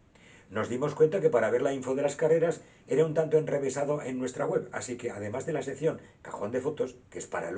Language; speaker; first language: Spanish; native; Spanish